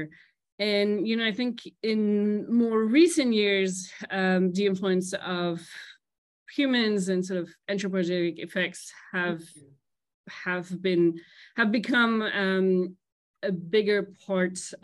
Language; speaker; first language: English; non-native, fluent; French